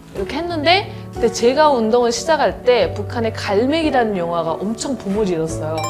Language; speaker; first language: Korean; native; Korean